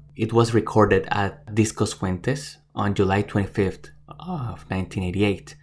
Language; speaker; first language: English; non-native, fluent; Spanish